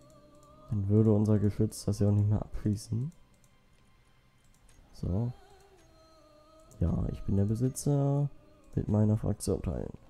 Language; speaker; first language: German; native; German